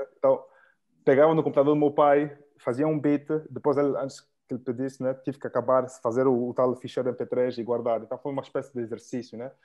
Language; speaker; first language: Portuguese; early bilingual, heritage; Portuguese